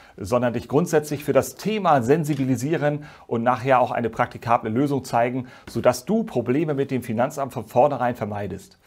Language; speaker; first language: German; native; German